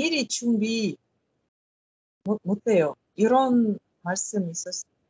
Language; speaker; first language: Korean; non-native, learner; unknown